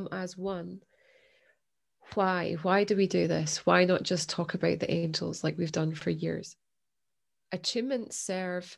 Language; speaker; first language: English; native; English